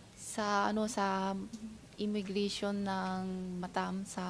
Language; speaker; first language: Filipino; non-native, learner; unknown